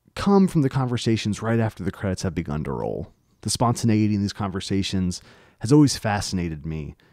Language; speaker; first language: English; native; English